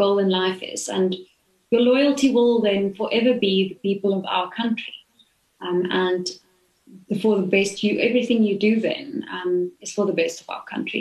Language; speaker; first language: English; non-native, local second language; Afrikaans